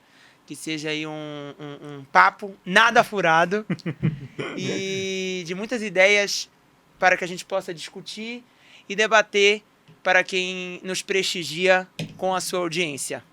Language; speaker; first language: Portuguese; native; Portuguese